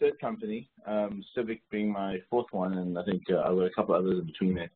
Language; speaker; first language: English; native; English